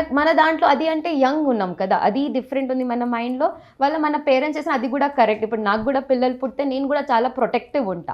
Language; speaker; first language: Telugu; non-native, local second language; Gujarati